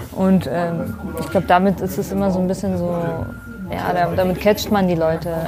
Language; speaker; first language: German; early bilingual, other home language; Kurdish